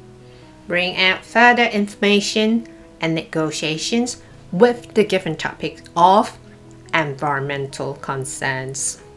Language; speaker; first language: English; non-native, fluent; Cantonese